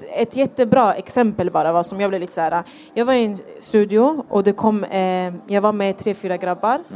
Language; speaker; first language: Swedish; early bilingual, other home language; Thai